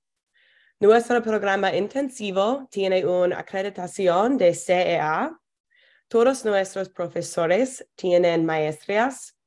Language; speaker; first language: Spanish; non-native, fluent; English